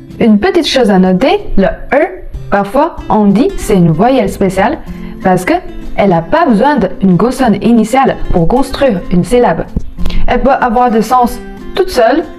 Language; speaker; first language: French; non-native, fluent; Chinese